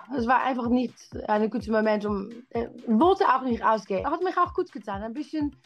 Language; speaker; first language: German; non-native, learner; Dutch